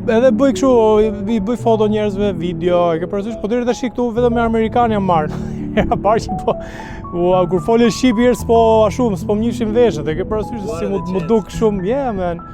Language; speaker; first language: Albanian; native; Albanian